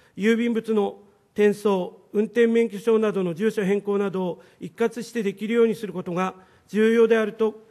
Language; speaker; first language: Japanese; native; Japanese